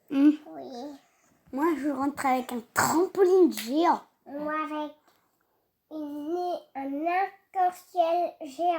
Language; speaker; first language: French; native; French